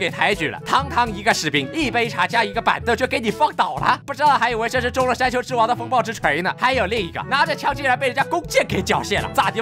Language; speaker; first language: Chinese; native; Chinese